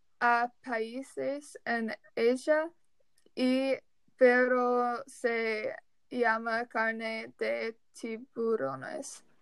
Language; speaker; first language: Spanish; non-native, learner; English